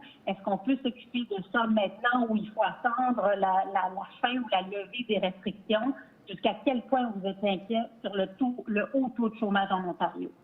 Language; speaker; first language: French; native; French